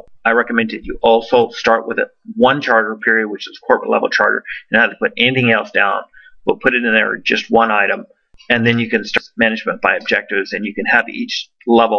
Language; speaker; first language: English; native; English